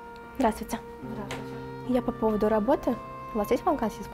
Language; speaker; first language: Russian; native; Russian